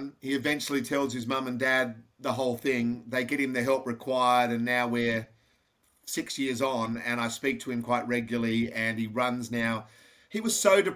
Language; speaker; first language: English; native; English